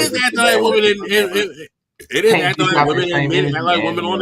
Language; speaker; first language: English; native; English